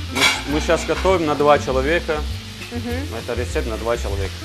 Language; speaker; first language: Russian; non-native, learner; Turkish